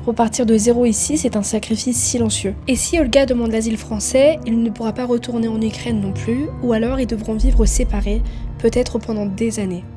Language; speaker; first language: French; native; French